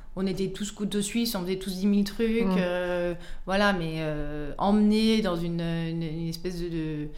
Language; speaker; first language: French; native; French